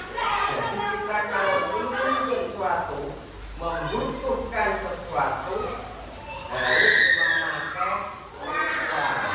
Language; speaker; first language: Indonesian; native; Indonesian